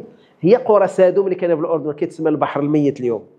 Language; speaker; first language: Arabic; native; Arabic